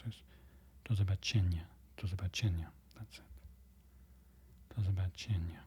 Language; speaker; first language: Polish; non-native, learner; English